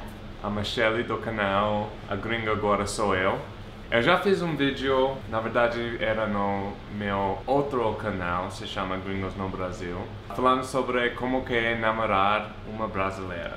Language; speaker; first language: Portuguese; non-native, fluent; English